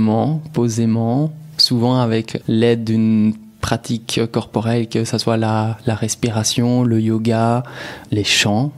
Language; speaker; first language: French; native; French